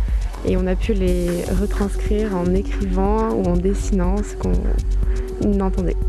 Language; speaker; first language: French; native; French